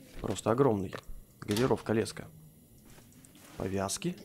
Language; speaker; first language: Russian; native; Russian